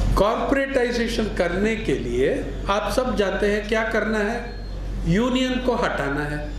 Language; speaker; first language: Hindi; non-native, local second language; Telugu